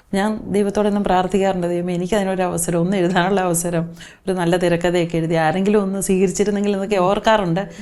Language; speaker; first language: Malayalam; native; Malayalam